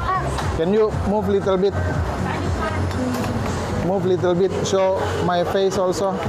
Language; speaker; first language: English; non-native, learner; Indonesian